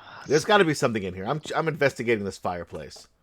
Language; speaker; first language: English; native; English